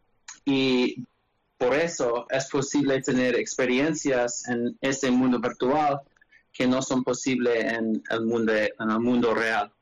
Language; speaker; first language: Spanish; non-native, learner; English